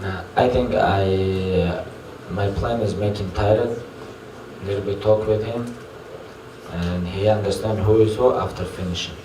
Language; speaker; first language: English; non-native, learner; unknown